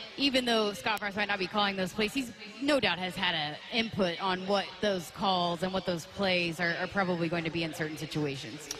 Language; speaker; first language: English; native; English